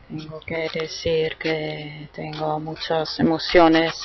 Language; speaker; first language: Spanish; non-native, fluent; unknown